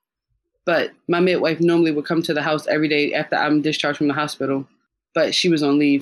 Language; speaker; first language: English; native; English